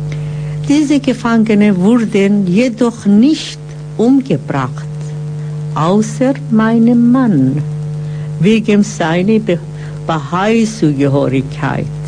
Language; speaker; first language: German; non-native, fluent; Persian